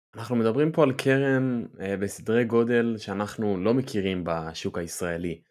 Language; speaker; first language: Hebrew; native; Hebrew